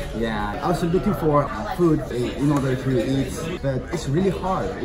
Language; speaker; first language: English; non-native, learner; Korean